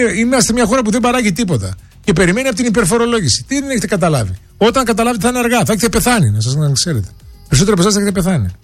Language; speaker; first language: Greek; early bilingual, other home language; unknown